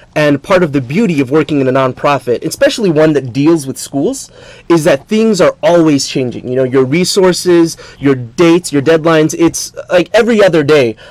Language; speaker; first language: English; native; English